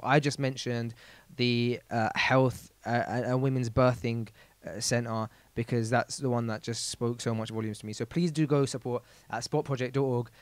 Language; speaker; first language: English; native; English